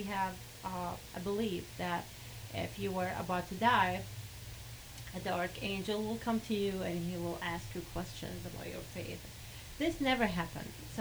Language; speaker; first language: English; non-native, fluent; Arabic